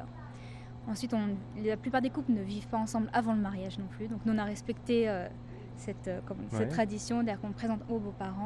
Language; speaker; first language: French; native; French